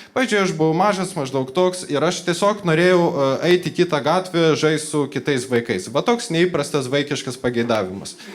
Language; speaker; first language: Lithuanian; non-native, local second language; Polish